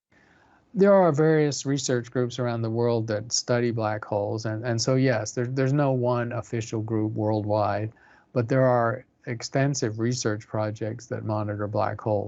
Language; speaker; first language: English; native; English